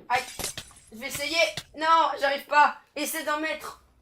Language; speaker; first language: French; native; French